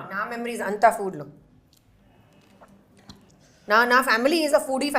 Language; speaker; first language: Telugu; non-native, local second language; Hindi